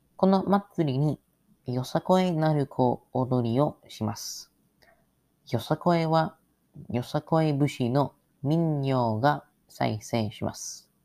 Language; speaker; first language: Japanese; non-native, learner; English